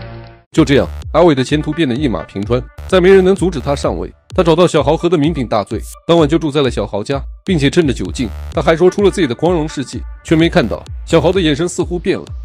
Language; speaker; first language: Chinese; native; Chinese